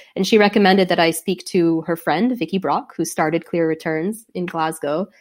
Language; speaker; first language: English; native; English